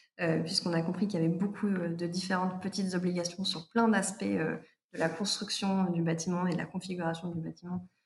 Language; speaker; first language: French; native; French